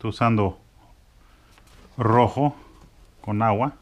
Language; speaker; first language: Spanish; early bilingual, heritage; Spanish